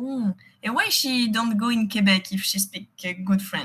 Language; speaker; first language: English; non-native, fluent; French